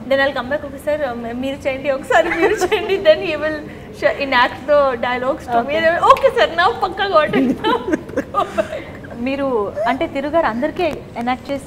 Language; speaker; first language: Telugu; native; Telugu